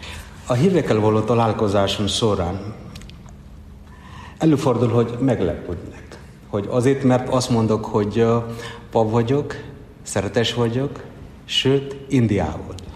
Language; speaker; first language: Hungarian; non-native, fluent; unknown